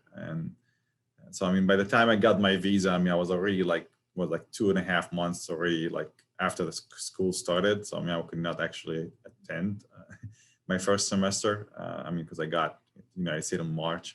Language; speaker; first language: English; non-native, fluent; Arabic